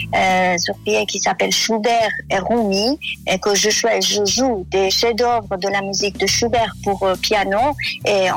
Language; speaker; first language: French; non-native, fluent; Persian